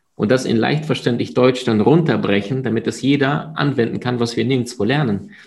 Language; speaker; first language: German; early bilingual, other home language; Russian